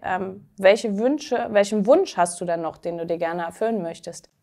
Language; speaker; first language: German; native; German